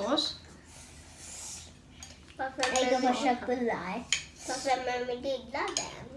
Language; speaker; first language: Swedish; early bilingual, other home language; Thai